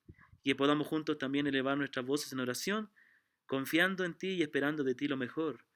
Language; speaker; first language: Spanish; native; Spanish